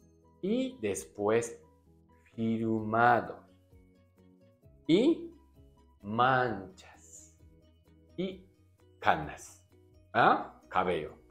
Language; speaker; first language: Spanish; non-native, learner; Japanese